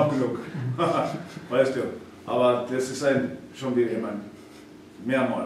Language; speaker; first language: German; non-native, fluent; English